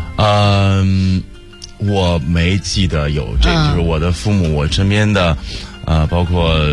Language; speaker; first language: Chinese; native; Chinese